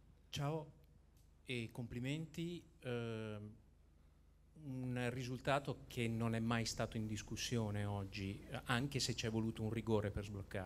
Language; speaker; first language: Italian; native; Italian